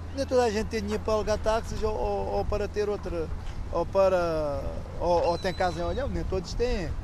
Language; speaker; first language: Portuguese; native; Portuguese